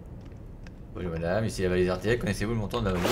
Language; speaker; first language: French; native; French